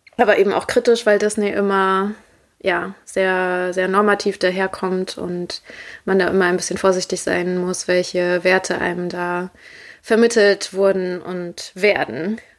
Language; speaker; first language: German; native; German